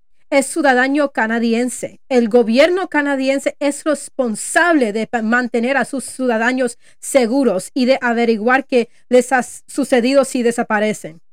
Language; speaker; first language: Spanish; non-native, learner; English